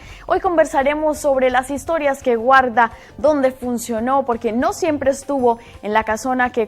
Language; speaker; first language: Spanish; native; Spanish